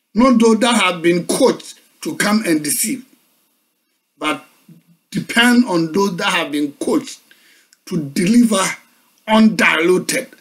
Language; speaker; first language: English; non-native, local second language; Akan